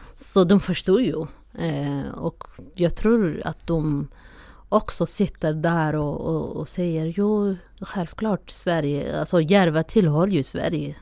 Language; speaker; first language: Swedish; non-native, fluent; Somali